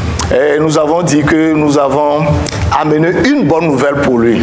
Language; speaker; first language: French; non-native, local second language; Ewe